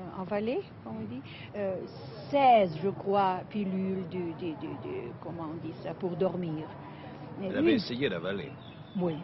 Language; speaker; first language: French; non-native, fluent; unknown